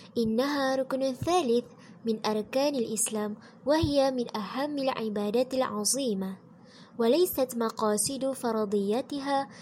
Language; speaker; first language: Arabic; non-native, learner; Malay